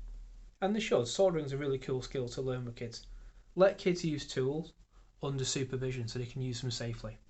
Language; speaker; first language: English; native; English